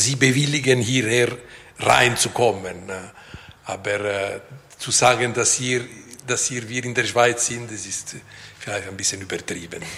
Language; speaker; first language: German; non-native, local second language; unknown